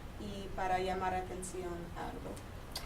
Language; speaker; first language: Spanish; non-native, learner; English